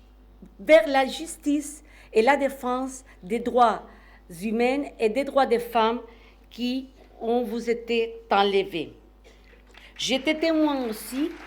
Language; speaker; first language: French; non-native, fluent; Spanish